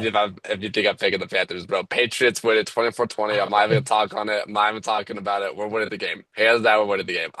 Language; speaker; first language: English; native; English